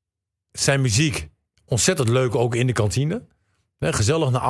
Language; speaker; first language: Dutch; native; Dutch